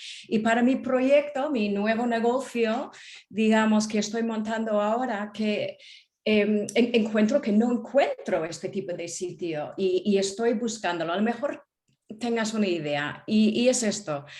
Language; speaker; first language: Spanish; non-native, fluent; English